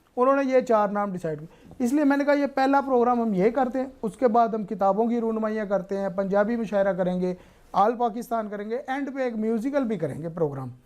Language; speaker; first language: Urdu; non-native, local second language; Punjabi